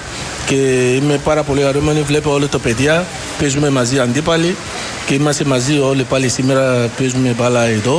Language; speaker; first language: Greek; non-native, learner; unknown